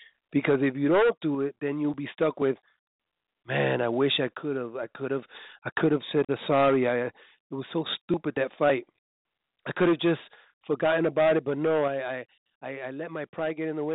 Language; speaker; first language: English; early bilingual, other home language; Spanish